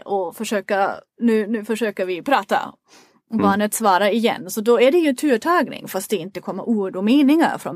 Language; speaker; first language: Swedish; non-native, fluent; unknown